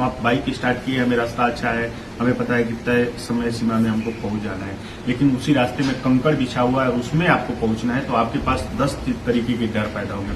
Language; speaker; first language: Hindi; native; Hindi